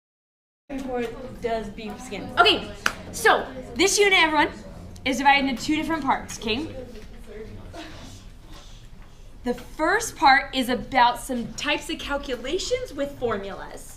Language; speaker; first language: English; native; English